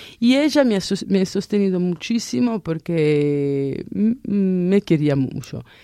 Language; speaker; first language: Spanish; non-native, fluent; Italian